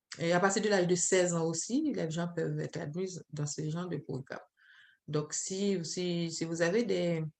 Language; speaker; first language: French; non-native, local second language; Haitian Creole